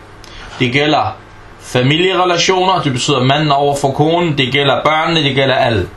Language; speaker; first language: Danish; non-native, fluent; Arabic